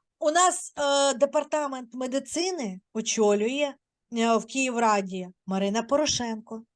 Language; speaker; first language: Ukrainian; native; Ukrainian